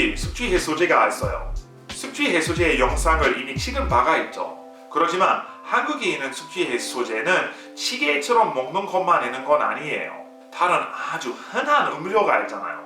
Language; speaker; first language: Korean; non-native, fluent; English